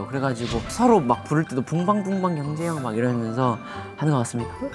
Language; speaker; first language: Korean; native; Korean